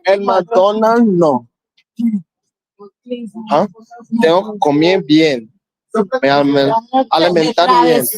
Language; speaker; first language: Spanish; non-native, learner; English